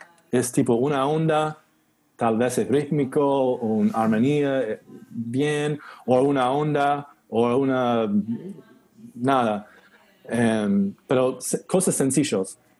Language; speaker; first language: Spanish; non-native, learner; English